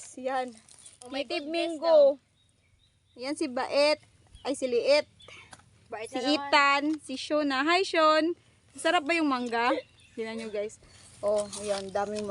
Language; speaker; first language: Filipino; non-native, local second language; Cebuano